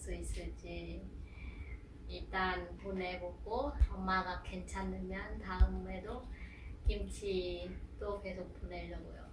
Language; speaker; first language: Korean; non-native, fluent; Khmer